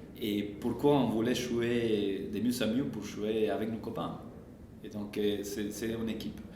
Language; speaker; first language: French; non-native, fluent; Spanish